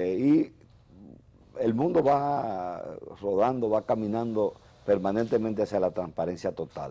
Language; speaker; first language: Spanish; native; Spanish